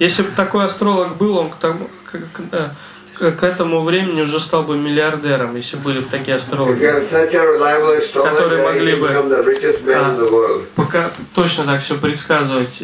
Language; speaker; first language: Russian; native; Russian